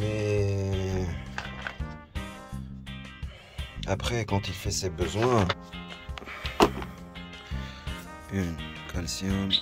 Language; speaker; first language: French; non-native, local second language; Arabic